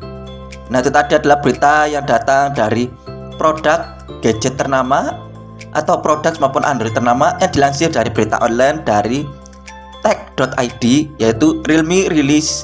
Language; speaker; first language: Indonesian; native; Indonesian